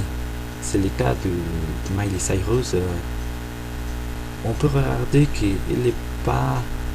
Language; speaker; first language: French; non-native, fluent; Spanish